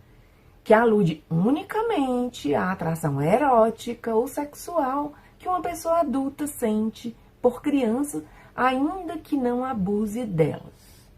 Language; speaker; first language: Portuguese; non-native, fluent; Spanish